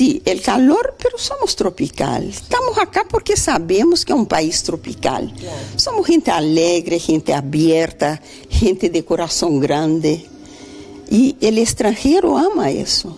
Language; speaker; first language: Spanish; non-native, fluent; Portuguese